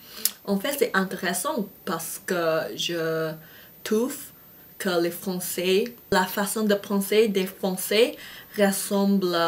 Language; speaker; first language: French; non-native, fluent; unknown